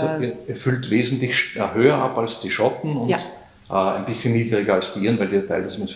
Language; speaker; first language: German; native; German